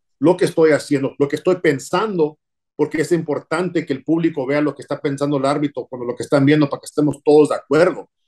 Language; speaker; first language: Spanish; early bilingual, heritage; Spanish